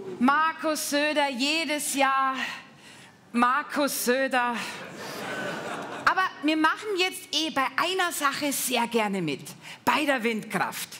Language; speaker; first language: German; native; German